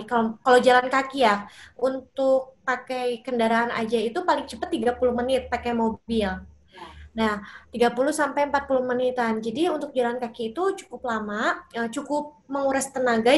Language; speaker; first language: Indonesian; native; Indonesian